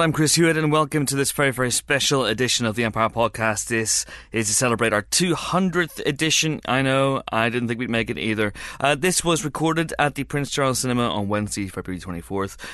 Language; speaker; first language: English; native; English